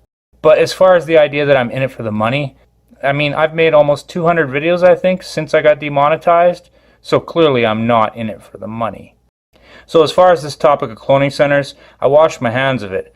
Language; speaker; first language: English; native; English